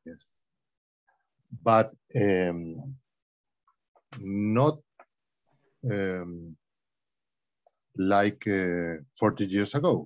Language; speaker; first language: English; non-native, learner; Spanish